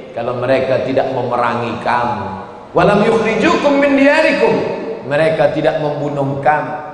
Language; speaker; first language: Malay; native; Malay